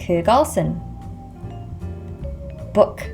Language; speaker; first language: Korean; non-native, fluent; English